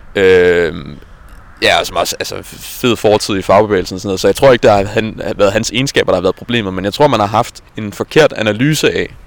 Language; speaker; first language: Danish; native; Danish